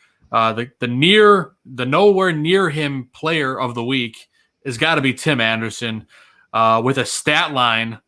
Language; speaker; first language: English; native; English